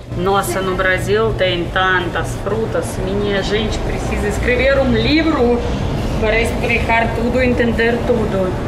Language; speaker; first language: Portuguese; non-native, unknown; Russian